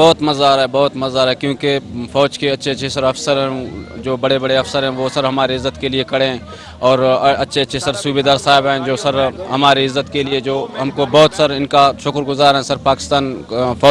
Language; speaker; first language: Hindi; non-native, local second language; Baluchi